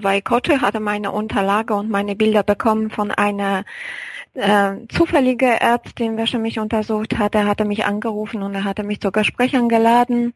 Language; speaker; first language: German; non-native, fluent; Polish